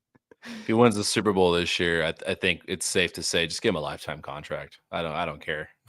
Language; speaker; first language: English; native; English